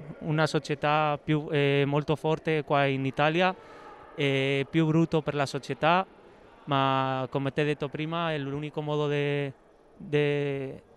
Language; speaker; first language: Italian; non-native, learner; Spanish